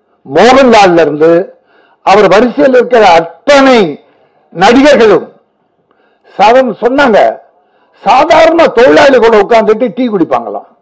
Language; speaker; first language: Tamil; native; Tamil